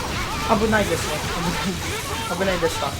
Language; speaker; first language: Japanese; non-native, learner; Filipino